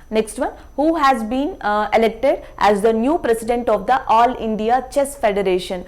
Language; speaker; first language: English; non-native, local second language; Telugu